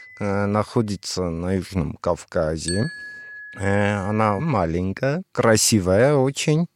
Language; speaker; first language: Russian; non-native, fluent; Armenian